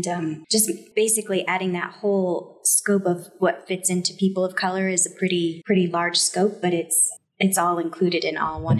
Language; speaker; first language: English; native; English